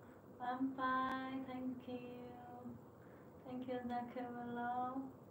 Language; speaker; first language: English; non-native, learner; Vietnamese